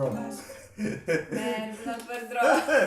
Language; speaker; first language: English; non-native, learner; Russian